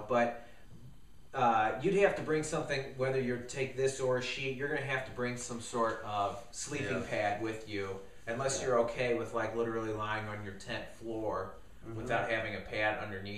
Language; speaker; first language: English; native; English